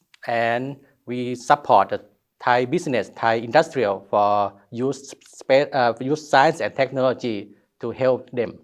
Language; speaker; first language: English; non-native, learner; Thai